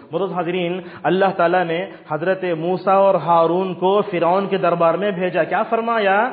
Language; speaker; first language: Urdu; native; Urdu